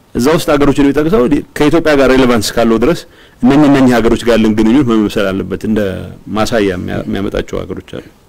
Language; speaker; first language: Amharic; non-native, local second language; Tigrinya